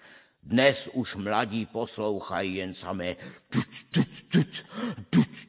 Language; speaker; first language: Czech; native; Czech